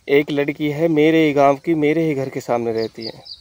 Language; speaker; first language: Hindi; native; Hindi